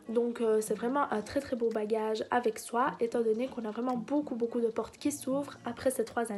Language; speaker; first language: French; native; French